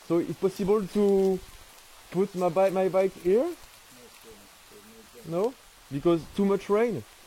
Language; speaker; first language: English; non-native, learner; French